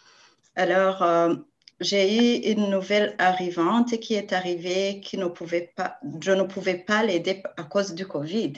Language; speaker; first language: French; non-native, local second language; Rundi